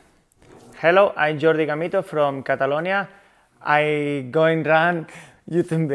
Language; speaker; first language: English; non-native, learner; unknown